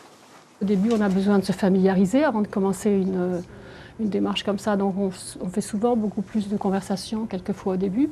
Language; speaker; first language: French; native; French